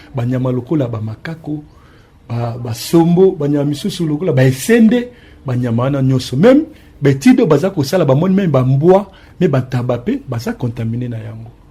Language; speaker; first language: Lingala; native; Lingala